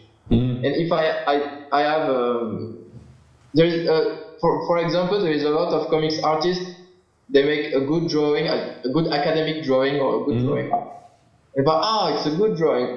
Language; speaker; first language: English; non-native, learner; French